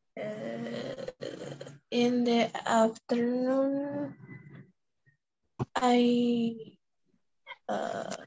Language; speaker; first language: English; non-native, local second language; Indonesian